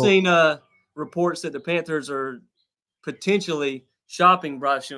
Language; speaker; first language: English; native; English